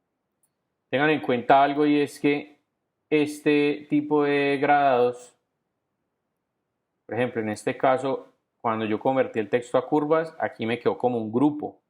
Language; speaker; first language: Spanish; native; Spanish